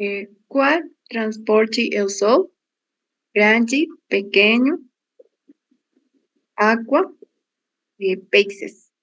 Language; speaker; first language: Portuguese; non-native, learner; Spanish